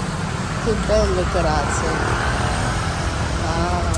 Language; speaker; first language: Italian; non-native, learner; English